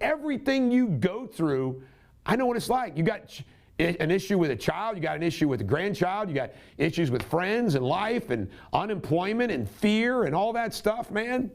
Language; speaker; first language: English; native; English